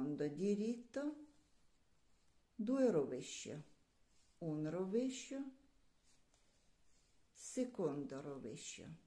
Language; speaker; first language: Italian; non-native, learner; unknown